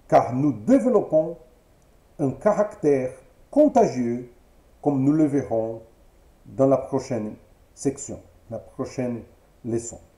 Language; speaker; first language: French; non-native, fluent; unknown